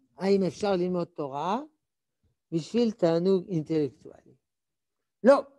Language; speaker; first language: Hebrew; non-native, fluent; French